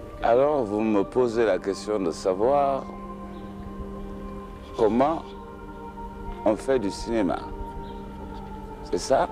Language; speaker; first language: French; non-native, local second language; Wolof